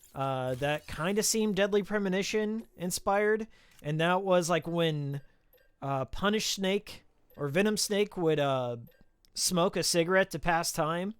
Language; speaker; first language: English; native; English